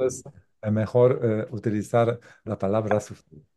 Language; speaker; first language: Spanish; non-native, learner; Polish